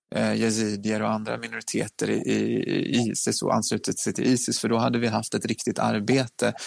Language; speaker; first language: Swedish; native; Swedish